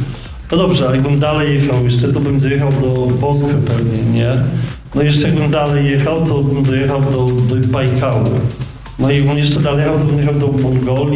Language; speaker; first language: Polish; native; Polish